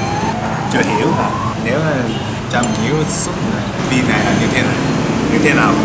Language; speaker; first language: Vietnamese; non-native, learner; Japanese